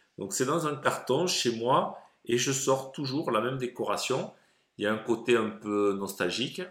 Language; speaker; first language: French; native; French